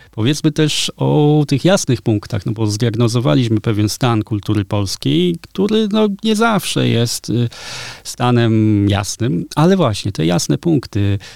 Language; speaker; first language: Polish; native; Polish